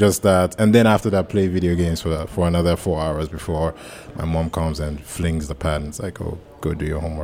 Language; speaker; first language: English; non-native, local second language; Yoruba